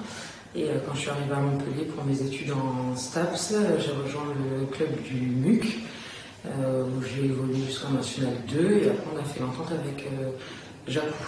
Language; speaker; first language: French; native; French